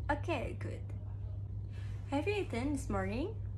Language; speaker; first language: English; non-native, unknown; Indonesian